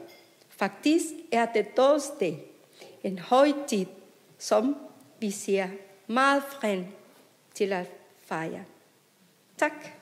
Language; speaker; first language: Danish; non-native, fluent; Spanish